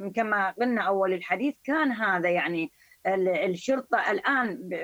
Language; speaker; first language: Arabic; non-native, fluent; Persian